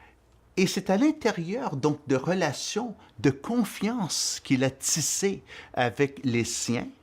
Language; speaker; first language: French; native; French